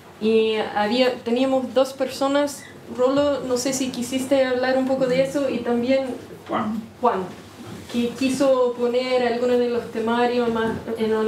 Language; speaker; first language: Spanish; non-native, fluent; English